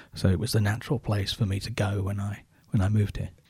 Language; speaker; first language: English; native; English